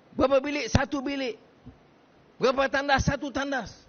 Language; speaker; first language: Malay; native; Malay